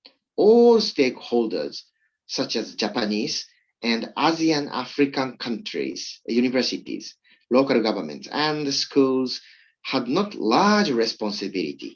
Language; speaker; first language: English; non-native, learner; Japanese